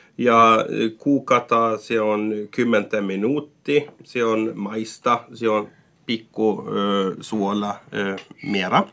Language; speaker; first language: Finnish; non-native, local second language; Swedish